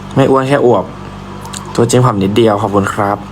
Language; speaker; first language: Thai; native; Thai